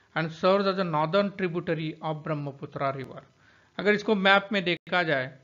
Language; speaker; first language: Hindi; non-native, local second language; Marathi